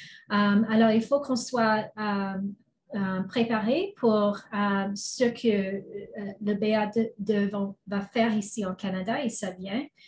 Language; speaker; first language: French; non-native, learner; English